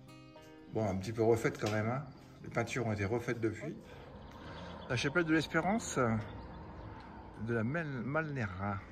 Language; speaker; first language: French; native; French